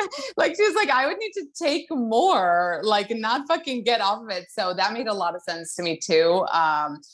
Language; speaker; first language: English; early bilingual, other home language; Hebrew